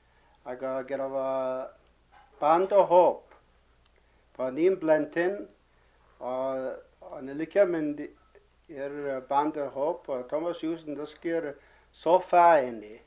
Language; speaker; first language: Welsh; early bilingual, heritage; Welsh